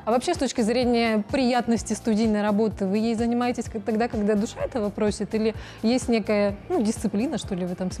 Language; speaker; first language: Russian; native; Russian